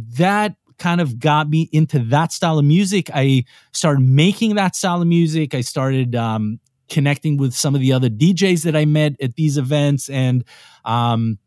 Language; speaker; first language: English; non-native, fluent; Hebrew